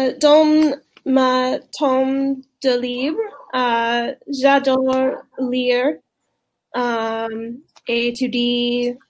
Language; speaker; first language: French; non-native, learner; English